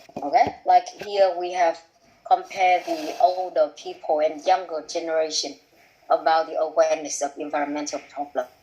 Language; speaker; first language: English; non-native, fluent; Vietnamese